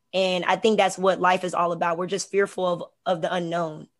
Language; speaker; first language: English; native; English